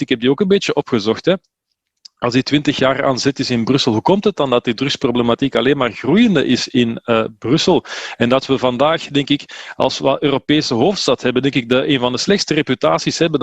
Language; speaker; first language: Dutch; native; Dutch